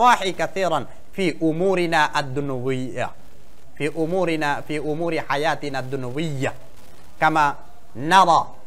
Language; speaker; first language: Arabic; non-native, fluent; Bangla